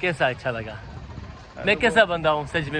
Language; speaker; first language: Hindi; non-native, local second language; Kashmiri